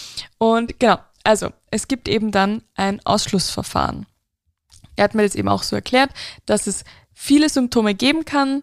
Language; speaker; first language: German; native; German